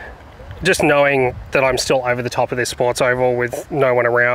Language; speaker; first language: English; native; English